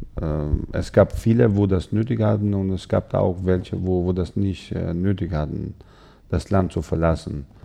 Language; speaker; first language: German; non-native, fluent; Albanian